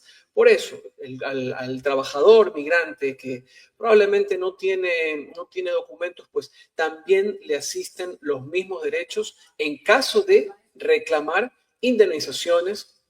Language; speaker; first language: Spanish; native; Spanish